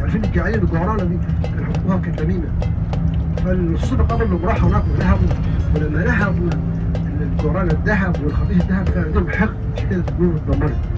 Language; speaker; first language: Arabic; native; Arabic